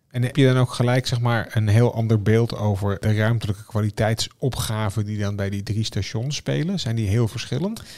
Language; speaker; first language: Dutch; native; Dutch